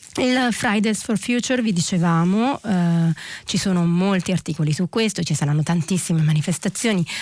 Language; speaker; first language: Italian; native; Italian